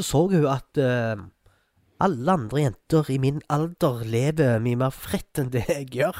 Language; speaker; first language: Norwegian; early bilingual, other home language; Arabic